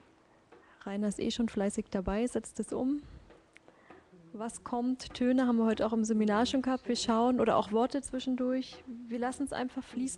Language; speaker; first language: German; native; German